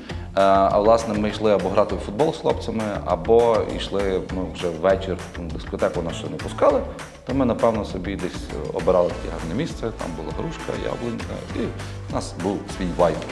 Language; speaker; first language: Ukrainian; native; Ukrainian